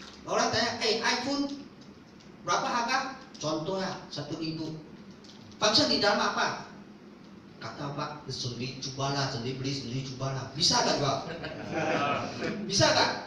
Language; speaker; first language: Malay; non-native, local second language; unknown